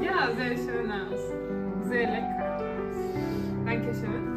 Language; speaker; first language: German; non-native, learner; Turkish